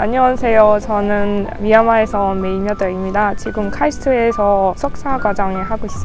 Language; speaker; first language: Korean; non-native, learner; Burmese